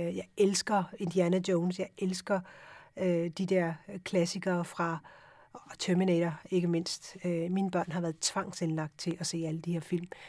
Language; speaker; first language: Danish; early bilingual, other home language; Urdu